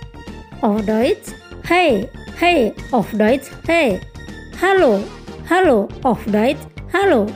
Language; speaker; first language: German; non-native, fluent; Indonesian